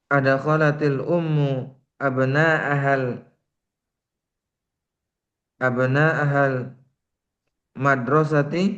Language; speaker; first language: Arabic; non-native, learner; Indonesian